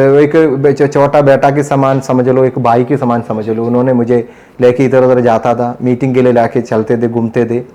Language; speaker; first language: Hindi; non-native, local second language; Malayalam